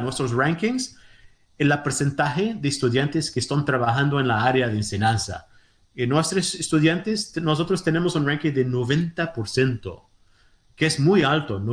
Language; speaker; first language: Spanish; non-native, fluent; Portuguese